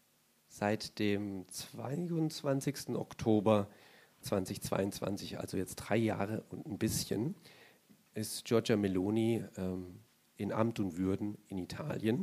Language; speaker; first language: German; native; German